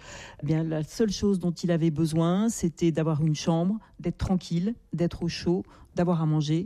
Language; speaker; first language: French; native; French